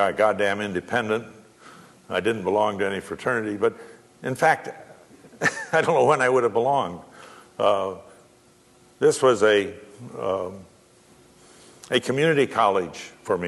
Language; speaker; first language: English; native; English